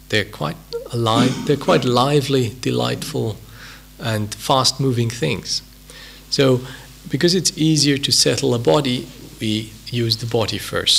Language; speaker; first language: English; non-native, fluent; Swiss German